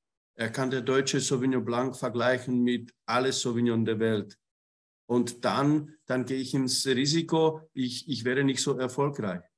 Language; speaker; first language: German; non-native, fluent; Czech